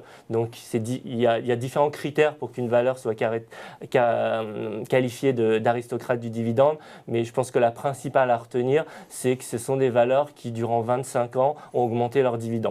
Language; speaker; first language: French; native; French